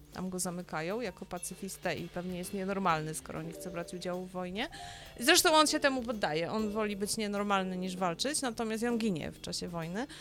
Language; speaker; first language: Polish; native; Polish